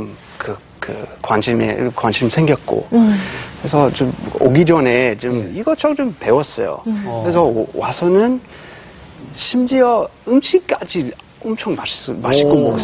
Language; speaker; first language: Korean; non-native, fluent; English